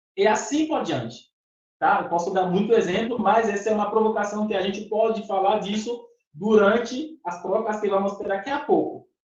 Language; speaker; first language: Portuguese; non-native, fluent; Fon